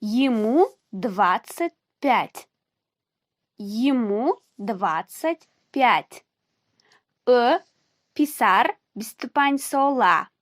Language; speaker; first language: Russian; non-native, fluent; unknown